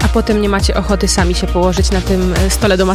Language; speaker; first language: Polish; native; Polish